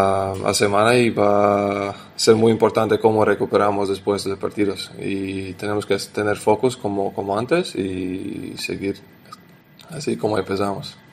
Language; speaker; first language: Spanish; non-native, learner; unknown